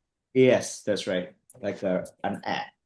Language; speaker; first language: English; non-native, fluent; Indonesian